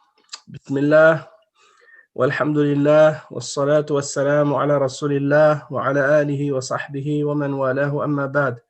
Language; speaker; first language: Arabic; non-native, fluent; French